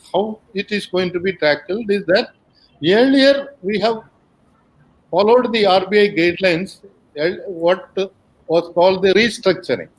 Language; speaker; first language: English; non-native, local second language; Tamil